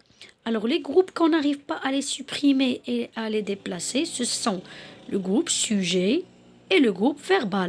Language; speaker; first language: French; non-native, local second language; Arabic